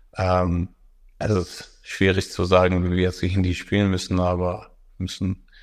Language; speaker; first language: German; native; German